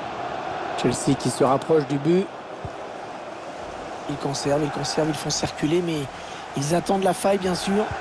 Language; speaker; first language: French; native; French